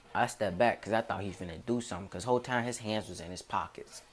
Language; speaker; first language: English; native; English